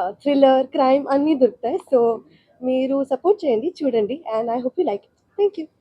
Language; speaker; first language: Telugu; non-native, learner; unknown